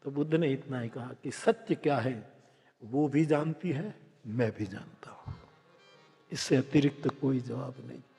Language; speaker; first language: Hindi; non-native, local second language; Gujarati